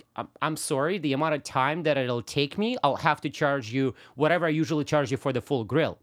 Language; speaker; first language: English; non-native, fluent; Russian